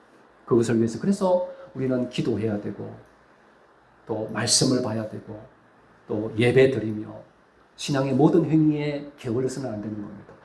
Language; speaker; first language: Korean; native; Korean